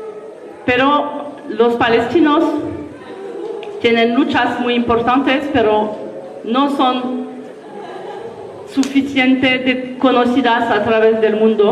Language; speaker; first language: Spanish; non-native, learner; French